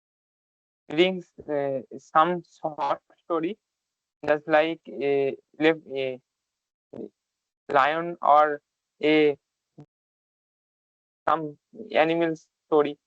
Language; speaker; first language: English; non-native, learner; Bangla